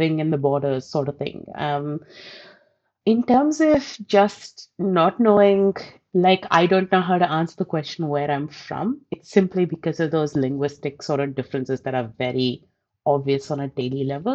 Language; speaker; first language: English; non-native, local second language; Telugu